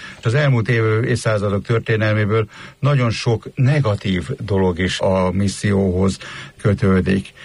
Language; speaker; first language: Hungarian; native; Hungarian